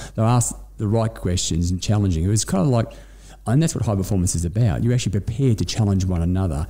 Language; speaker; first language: English; native; English